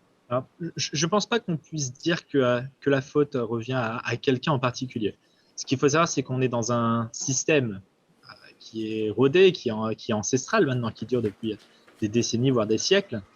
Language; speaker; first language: French; native; French